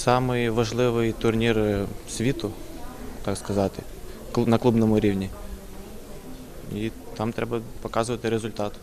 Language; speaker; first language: Ukrainian; non-native, local second language; Russian